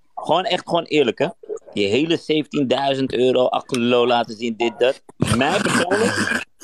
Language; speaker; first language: Dutch; early bilingual, other home language; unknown